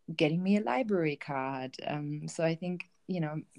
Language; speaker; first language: English; non-native, fluent; German